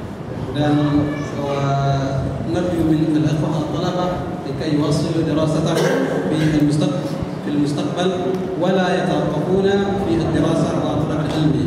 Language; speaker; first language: Arabic; non-native, fluent; Indonesian